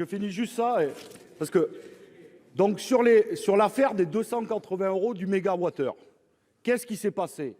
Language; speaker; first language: French; native; French